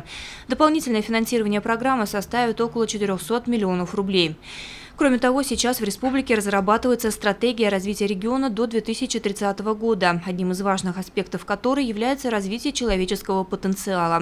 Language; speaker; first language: Russian; native; Russian